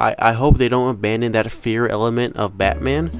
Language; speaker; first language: English; native; English